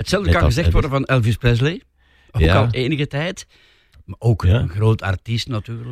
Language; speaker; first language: Dutch; native; Dutch